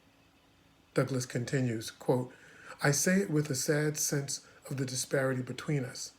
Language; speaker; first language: English; native; English